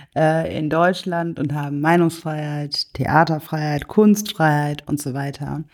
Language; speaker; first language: German; native; German